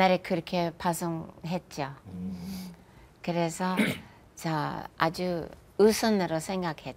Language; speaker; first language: Korean; non-native, fluent; English